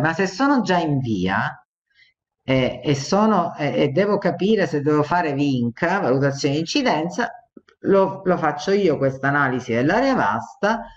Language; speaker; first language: Italian; native; Italian